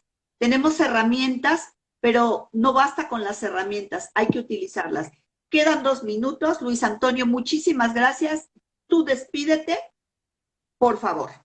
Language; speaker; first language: Spanish; native; Spanish